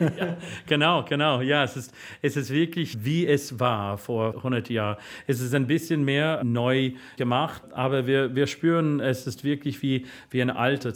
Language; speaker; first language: German; non-native, fluent; English